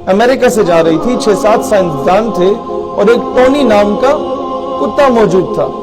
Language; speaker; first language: Urdu; native; Urdu